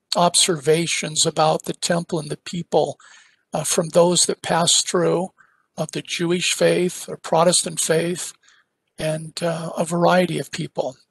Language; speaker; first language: English; native; English